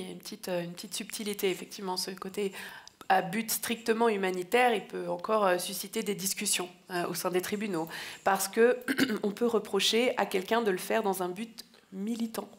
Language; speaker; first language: French; native; French